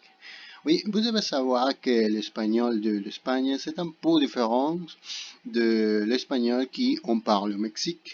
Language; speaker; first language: French; non-native, fluent; Spanish